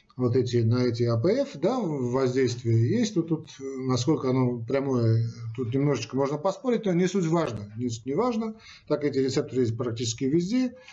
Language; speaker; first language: Russian; non-native, local second language; Armenian